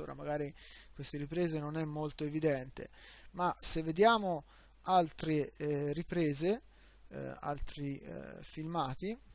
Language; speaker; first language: Italian; native; Italian